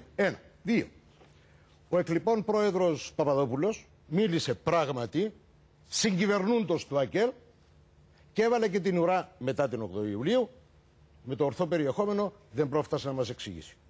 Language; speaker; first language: Greek; native; Greek